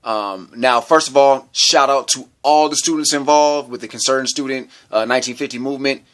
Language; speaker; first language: English; native; English